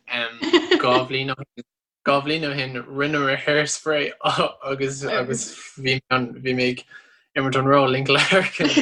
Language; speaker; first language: Irish; non-native, local second language; English